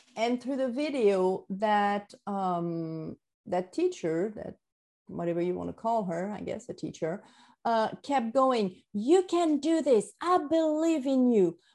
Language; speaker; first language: English; non-native, fluent; French